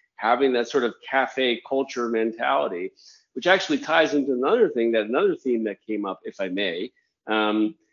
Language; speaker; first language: English; native; English